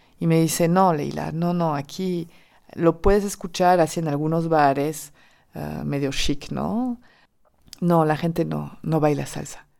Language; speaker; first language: Spanish; non-native, fluent; French